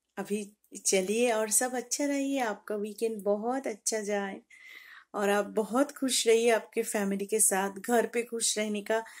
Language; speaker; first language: Hindi; non-native, local second language; Bangla